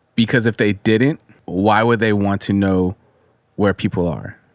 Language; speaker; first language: English; early bilingual, other home language; Spanish